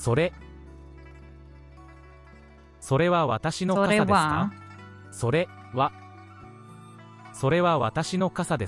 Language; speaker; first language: Japanese; non-native, learner; English